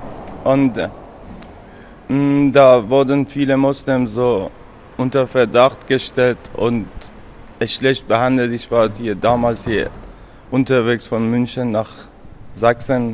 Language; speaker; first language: German; non-native, fluent; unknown